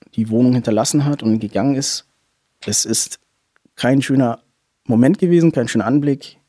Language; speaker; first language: German; native; German